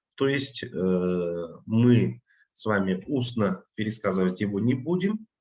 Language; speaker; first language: Russian; non-native, local second language; Kazakh